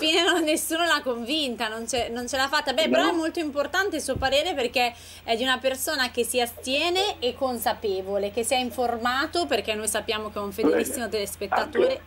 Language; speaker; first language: Italian; native; Italian